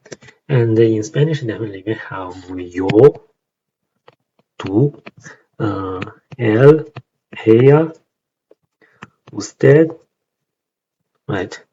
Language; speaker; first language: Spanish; non-native, learner; Chinese